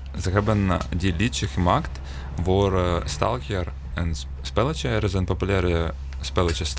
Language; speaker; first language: Dutch; non-native, fluent; Ukrainian